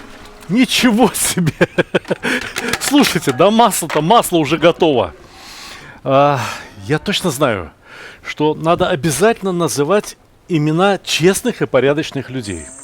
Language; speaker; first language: Russian; native; Russian